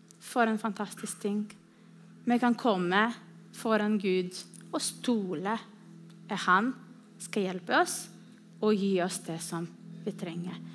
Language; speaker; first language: Norwegian; non-native, fluent; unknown